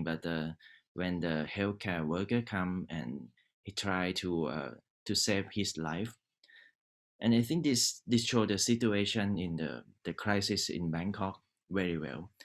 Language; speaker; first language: English; non-native, learner; Thai